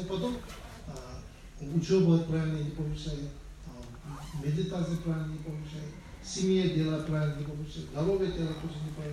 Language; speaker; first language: Russian; non-native, learner; Tibetan